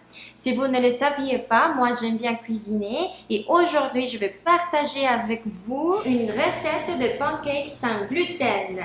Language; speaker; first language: French; non-native, fluent; Spanish